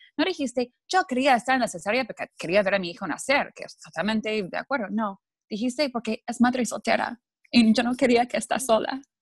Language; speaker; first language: Spanish; non-native, fluent; English